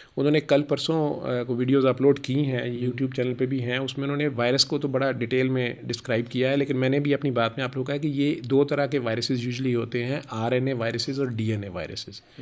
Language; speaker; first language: Urdu; non-native, local second language; Punjabi